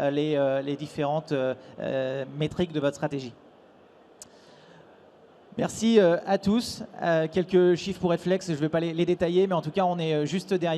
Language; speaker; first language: French; native; French